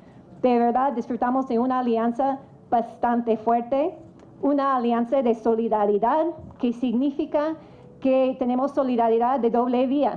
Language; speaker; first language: Spanish; non-native, fluent; English